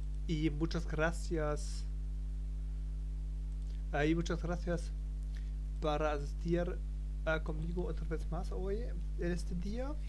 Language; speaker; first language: Spanish; non-native, learner; German